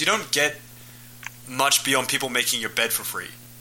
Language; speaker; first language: English; native; English